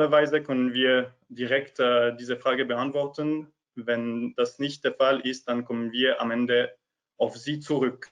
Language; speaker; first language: German; non-native, fluent; French